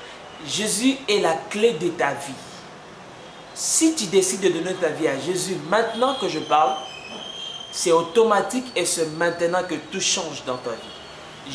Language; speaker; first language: French; non-native, local second language; Lingala